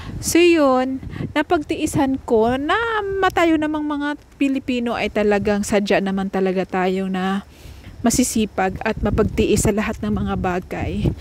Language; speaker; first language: Filipino; non-native, local second language; Cebuano